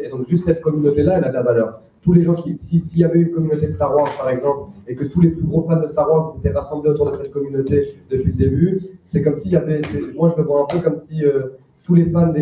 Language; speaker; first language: French; native; French